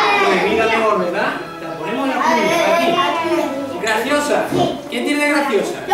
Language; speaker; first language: Spanish; native; Spanish